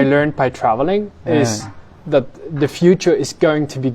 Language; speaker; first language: English; non-native, fluent; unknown